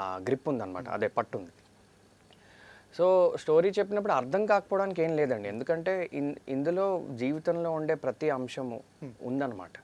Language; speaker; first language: Telugu; native; Telugu